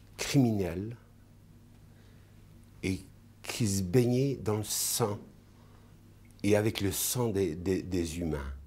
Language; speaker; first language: French; non-native, fluent; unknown